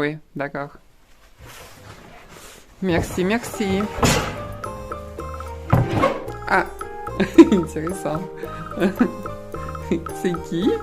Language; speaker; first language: French; non-native, fluent; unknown